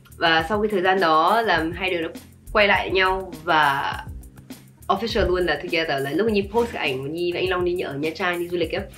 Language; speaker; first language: Vietnamese; early bilingual, heritage; Vietnamese